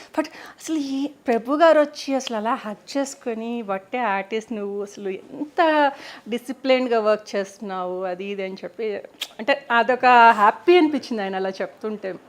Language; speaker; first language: Telugu; native; Telugu